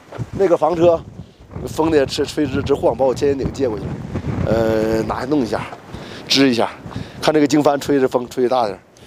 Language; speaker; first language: Chinese; native; Chinese